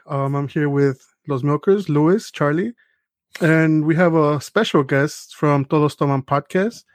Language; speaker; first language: English; early bilingual, other home language; Spanish